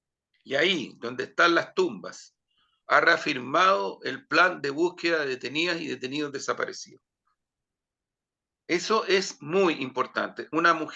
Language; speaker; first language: Spanish; native; Spanish